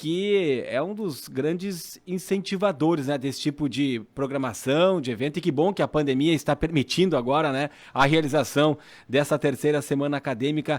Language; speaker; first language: Portuguese; native; Portuguese